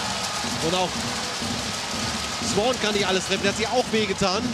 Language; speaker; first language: German; native; German